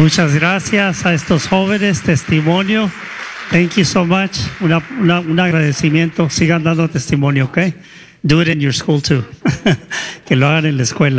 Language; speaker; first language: Spanish; native; Spanish